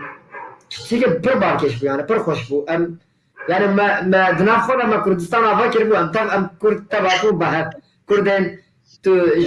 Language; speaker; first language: Kurdish; non-native, local second language; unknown